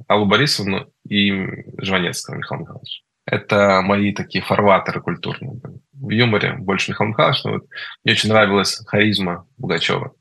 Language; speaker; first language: Russian; early bilingual, heritage; Russian